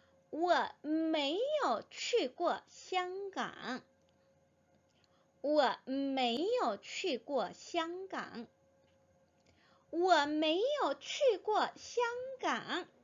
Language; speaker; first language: Chinese; non-native, fluent; Korean